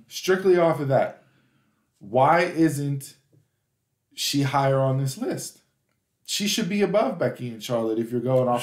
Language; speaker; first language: English; native; English